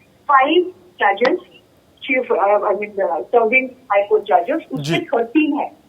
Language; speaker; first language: Hindi; native; Hindi